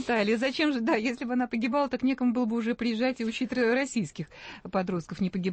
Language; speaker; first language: Russian; native; Russian